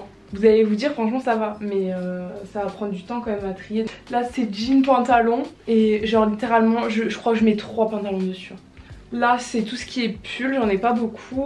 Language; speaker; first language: French; native; French